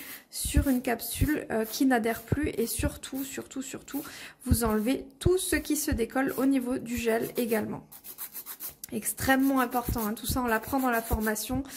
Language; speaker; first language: French; native; French